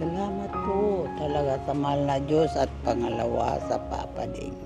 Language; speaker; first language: Filipino; non-native, local second language; Cebuano